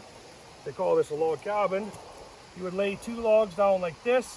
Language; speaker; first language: English; native; English